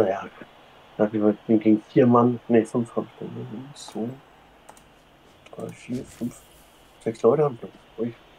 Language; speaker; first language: German; native; German